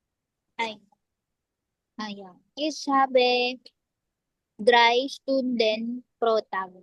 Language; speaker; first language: German; non-native, learner; Filipino